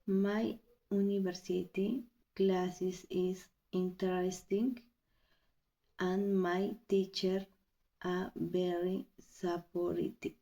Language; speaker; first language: English; non-native, learner; Spanish